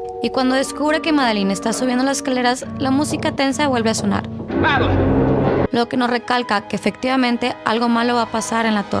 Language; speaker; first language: Spanish; native; Spanish